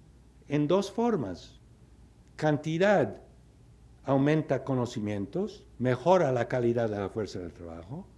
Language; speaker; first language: Spanish; non-native, fluent; English